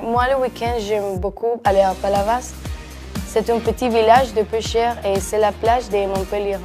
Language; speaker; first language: French; non-native, fluent; Spanish